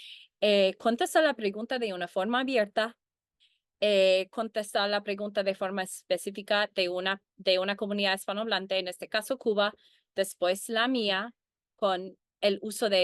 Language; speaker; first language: Spanish; early bilingual, heritage; Spanish